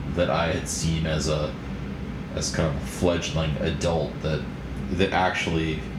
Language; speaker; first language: English; native; English